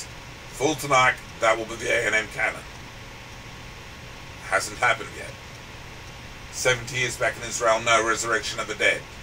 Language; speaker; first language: English; native; English